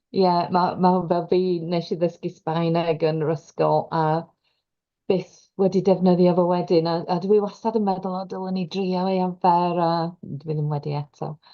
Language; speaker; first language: Welsh; non-native, local second language; English